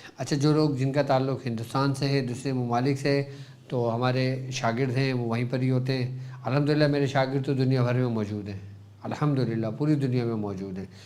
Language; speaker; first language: Urdu; native; Urdu